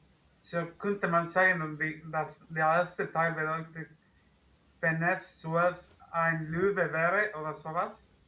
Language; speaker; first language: German; non-native, learner; Spanish